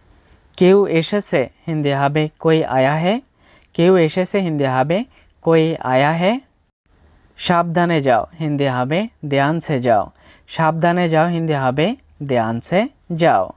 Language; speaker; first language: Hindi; non-native, fluent; Bangla